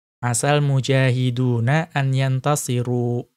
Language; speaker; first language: Arabic; non-native, fluent; Indonesian